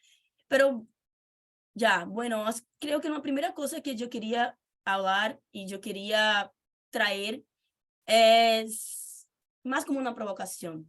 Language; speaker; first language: Spanish; non-native, fluent; Portuguese